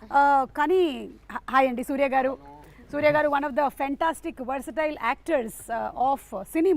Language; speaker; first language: Telugu; native; Telugu